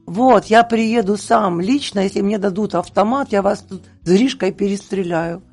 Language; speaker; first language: Ukrainian; non-native, local second language; Russian